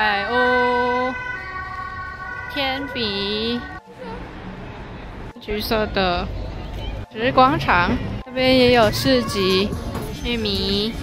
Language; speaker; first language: Chinese; native; Chinese